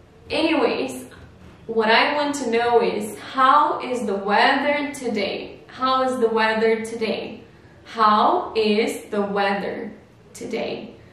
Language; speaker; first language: English; non-native, fluent; Portuguese